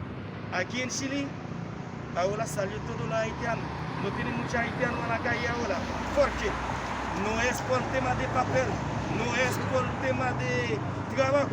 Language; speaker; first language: Spanish; non-native, learner; Haitian Creole